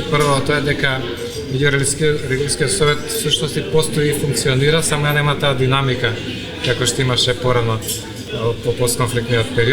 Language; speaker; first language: Macedonian; native; Macedonian